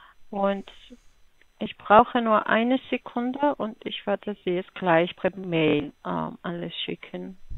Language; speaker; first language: German; non-native, fluent; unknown